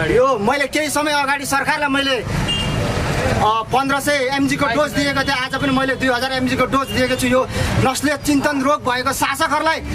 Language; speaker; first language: Nepali; native; Nepali